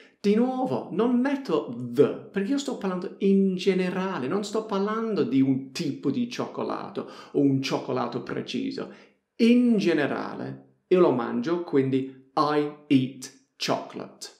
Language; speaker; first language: Italian; non-native, fluent; English